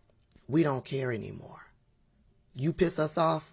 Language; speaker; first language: English; native; English